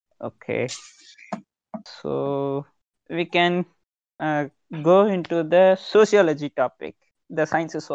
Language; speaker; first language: English; non-native, local second language; Tamil